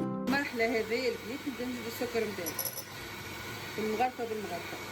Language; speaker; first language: Arabic; native; Arabic